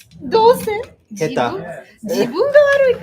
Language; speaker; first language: Japanese; non-native, learner; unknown